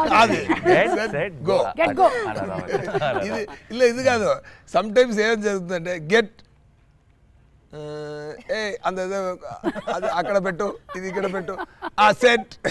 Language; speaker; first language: Telugu; non-native, learner; Tamil